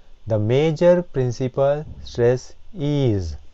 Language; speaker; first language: English; non-native, local second language; Telugu